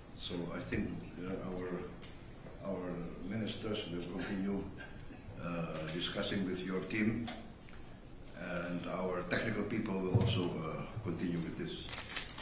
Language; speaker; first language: English; non-native, fluent; Indonesian